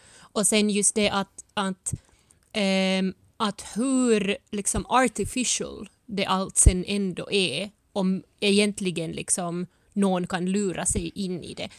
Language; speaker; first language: Swedish; early bilingual, other home language; Finnish